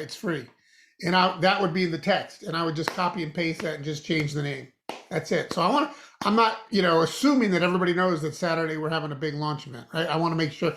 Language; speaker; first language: English; native; English